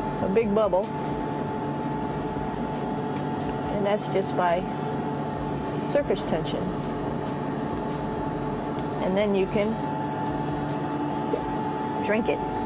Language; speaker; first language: English; native; English